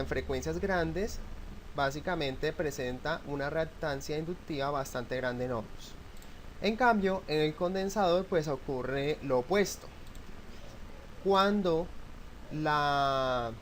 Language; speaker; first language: Spanish; native; Spanish